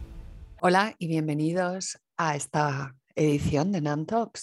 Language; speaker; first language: Spanish; native; Spanish